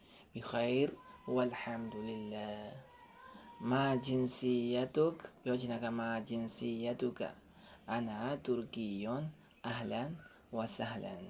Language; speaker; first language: Arabic; non-native, fluent; Burmese